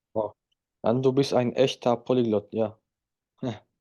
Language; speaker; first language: German; non-native, fluent; Spanish